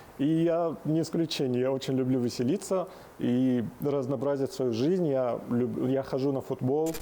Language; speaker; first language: Russian; non-native, fluent; Arabic